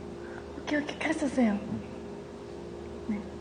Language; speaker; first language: Korean; non-native, learner; Japanese